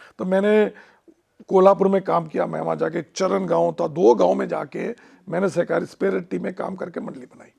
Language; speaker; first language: Hindi; non-native, local second language; Punjabi